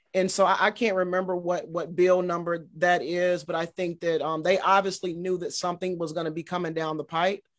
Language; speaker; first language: English; native; English